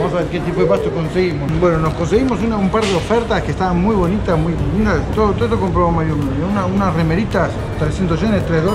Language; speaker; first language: Spanish; native; Spanish